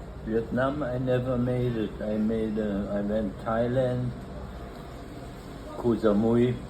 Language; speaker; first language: English; non-native, fluent; German